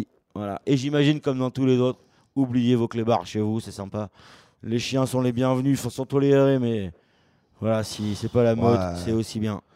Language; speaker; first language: French; native; French